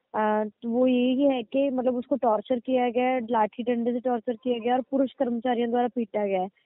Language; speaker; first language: Hindi; native; Hindi